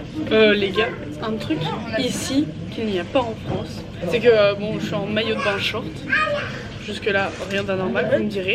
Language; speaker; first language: French; native; French